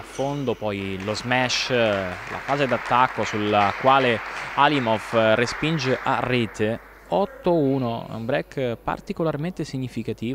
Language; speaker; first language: Italian; native; Italian